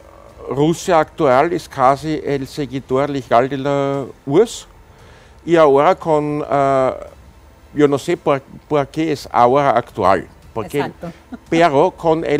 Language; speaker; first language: Spanish; non-native, fluent; German